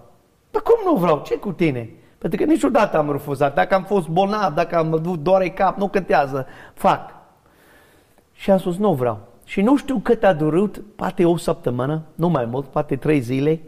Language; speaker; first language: Romanian; non-native, learner; English